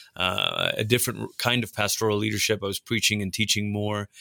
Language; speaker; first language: English; early bilingual, other home language; Tamil